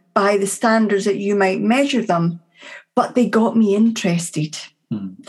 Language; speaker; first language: English; native; English